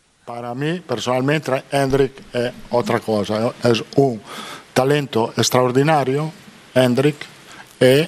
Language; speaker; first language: Portuguese; non-native, fluent; Italian